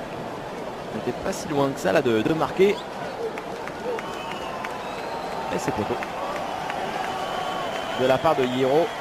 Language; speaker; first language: French; native; French